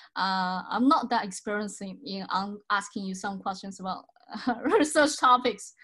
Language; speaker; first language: English; non-native, fluent; Portuguese